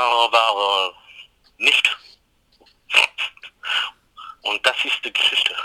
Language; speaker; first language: German; non-native, learner; English